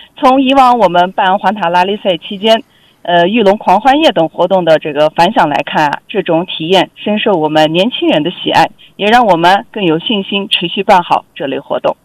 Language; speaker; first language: Chinese; non-native, local second language; Uyghur